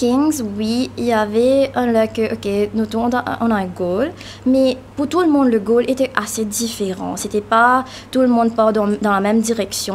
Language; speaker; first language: French; non-native, local second language; Morisyen